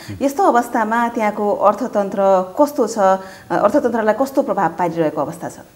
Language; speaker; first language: Nepali; native; Nepali